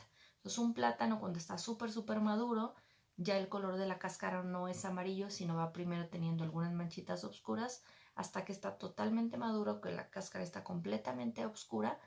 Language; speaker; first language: Spanish; native; Spanish